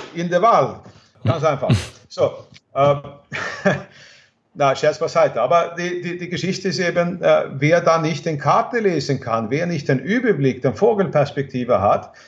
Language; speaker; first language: German; non-native, fluent; Swedish